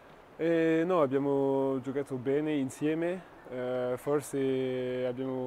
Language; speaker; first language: Italian; non-native, fluent; French